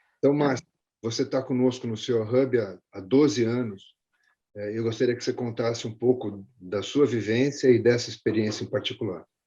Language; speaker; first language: Portuguese; native; Portuguese